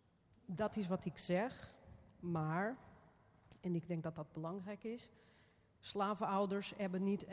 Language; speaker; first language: Dutch; non-native, fluent; Portuguese